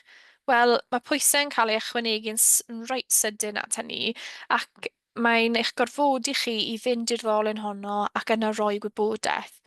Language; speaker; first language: Welsh; native; Welsh